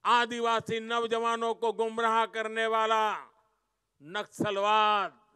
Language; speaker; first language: Hindi; non-native, local second language; Gujarati